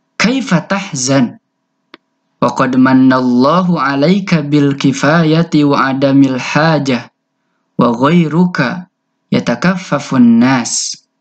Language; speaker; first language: Arabic; non-native, fluent; Indonesian